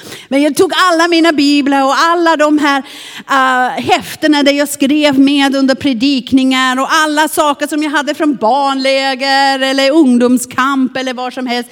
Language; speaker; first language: Swedish; non-native, fluent; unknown